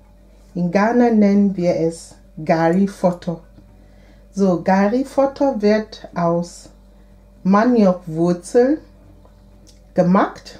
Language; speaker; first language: German; non-native, fluent; Akan